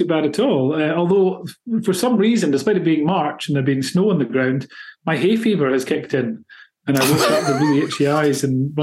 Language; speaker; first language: English; native; English